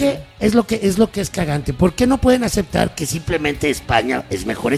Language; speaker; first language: Spanish; native; Spanish